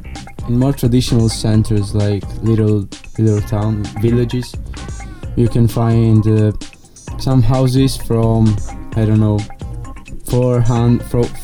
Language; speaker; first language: English; non-native, learner; Italian